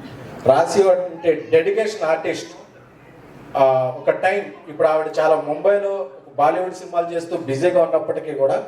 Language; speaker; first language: Telugu; native; Telugu